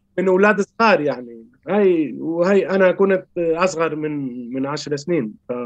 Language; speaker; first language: Arabic; early bilingual, heritage; Spanish